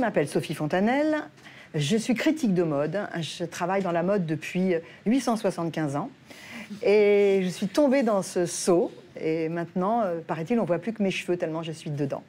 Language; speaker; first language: French; native; French